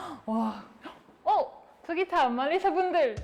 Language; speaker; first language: Korean; non-native, fluent; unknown